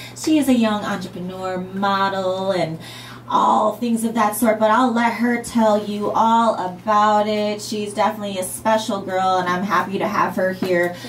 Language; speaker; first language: English; native; English